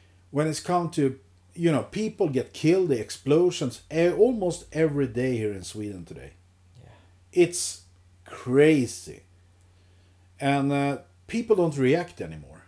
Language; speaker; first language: English; non-native, fluent; Swedish